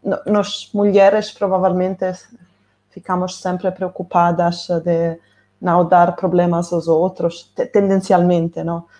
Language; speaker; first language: Portuguese; non-native, fluent; Italian